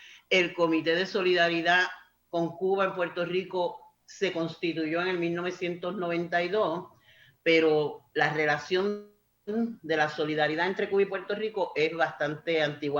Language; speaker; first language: Spanish; native; Spanish